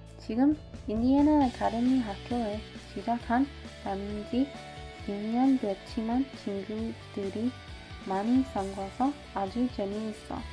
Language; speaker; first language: Korean; non-native, learner; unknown